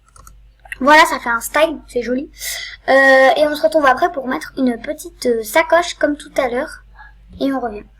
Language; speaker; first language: French; native; French